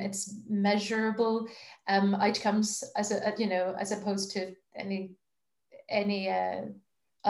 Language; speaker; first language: English; native; English